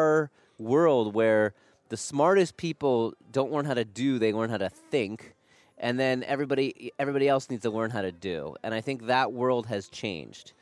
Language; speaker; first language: English; native; English